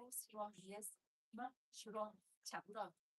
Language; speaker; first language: English; non-native, learner; Chinese